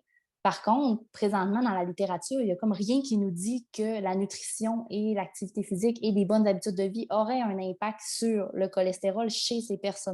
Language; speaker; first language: French; native; French